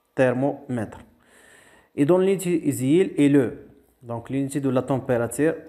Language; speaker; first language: French; non-native, local second language; Arabic